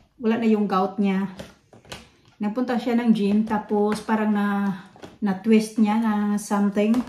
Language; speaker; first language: Filipino; non-native, local second language; Cebuano